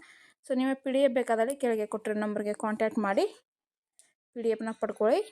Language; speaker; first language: Kannada; native; Kannada